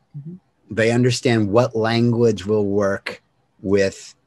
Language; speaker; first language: English; native; English